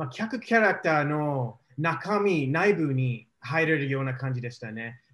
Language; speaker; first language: Japanese; non-native, fluent; English